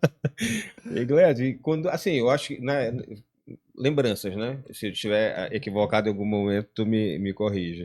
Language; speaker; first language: Portuguese; native; Portuguese